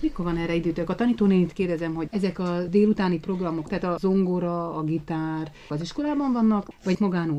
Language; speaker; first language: Hungarian; native; Hungarian